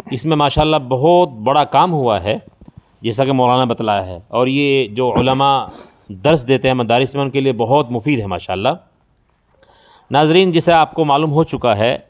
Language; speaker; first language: Urdu; native; Urdu